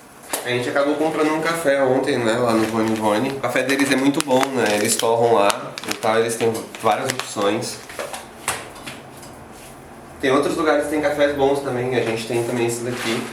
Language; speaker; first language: Portuguese; native; Portuguese